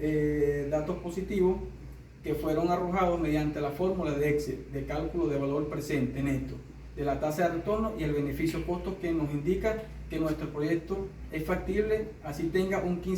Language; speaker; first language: Spanish; native; Spanish